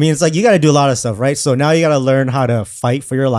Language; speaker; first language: English; native; English